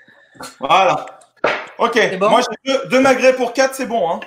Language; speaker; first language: French; native; French